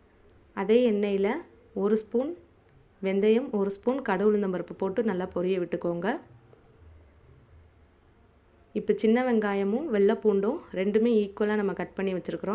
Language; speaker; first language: Tamil; native; Tamil